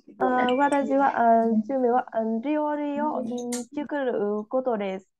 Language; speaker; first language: Japanese; non-native, learner; Vietnamese